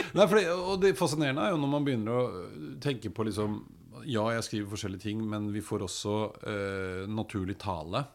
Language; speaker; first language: Norwegian; native; Norwegian